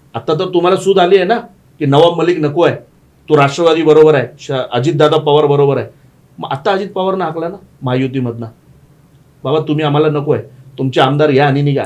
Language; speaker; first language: Marathi; non-native, local second language; Gujarati